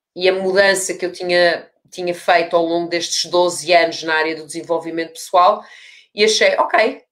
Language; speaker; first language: Portuguese; early bilingual, other home language; English